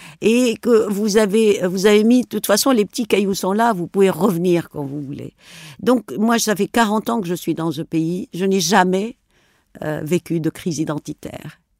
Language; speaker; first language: French; non-native, local second language; Arabic